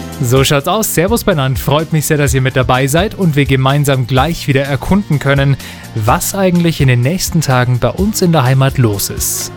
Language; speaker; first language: German; native; German